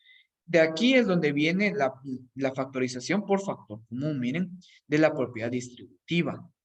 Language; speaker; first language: Spanish; native; Spanish